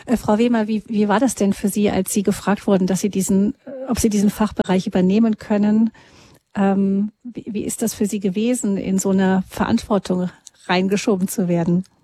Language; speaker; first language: German; native; German